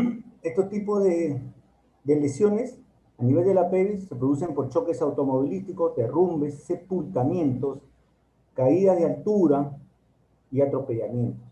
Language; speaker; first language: Spanish; native; Spanish